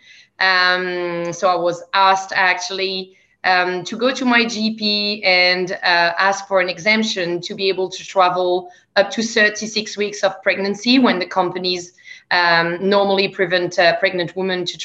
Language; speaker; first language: English; non-native, fluent; French